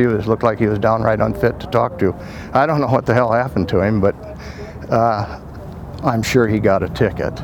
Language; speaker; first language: English; native; English